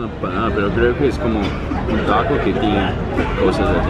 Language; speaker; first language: Spanish; non-native, fluent; English